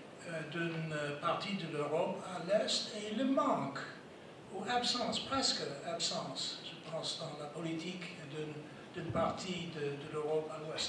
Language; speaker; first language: French; non-native, fluent; English